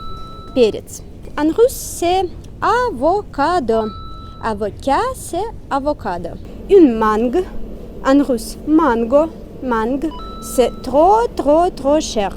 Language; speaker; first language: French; non-native, fluent; Russian